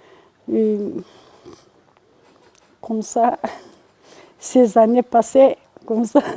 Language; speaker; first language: French; non-native, learner; Turkish